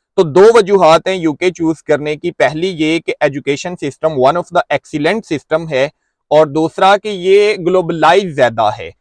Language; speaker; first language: Urdu; non-native, local second language; Punjabi